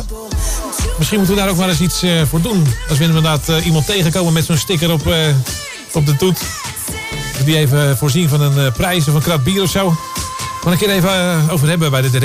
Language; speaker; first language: Dutch; native; Dutch